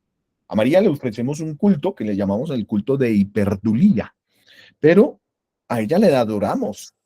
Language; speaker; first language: Spanish; native; Spanish